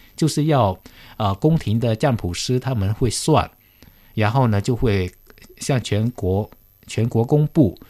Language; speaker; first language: Chinese; early bilingual, heritage; Khmer